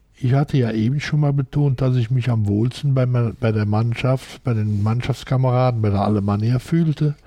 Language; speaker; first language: German; native; German